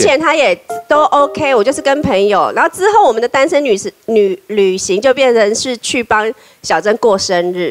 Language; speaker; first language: Chinese; native; Chinese